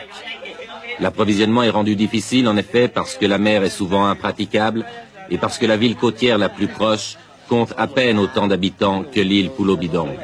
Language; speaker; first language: French; native; French